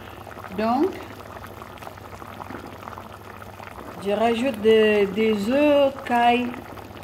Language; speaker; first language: French; non-native, fluent; Indonesian